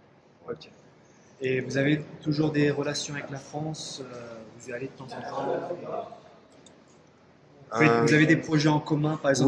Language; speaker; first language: French; non-native, local second language; Turkish